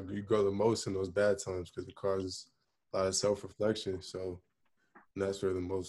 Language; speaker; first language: English; native; English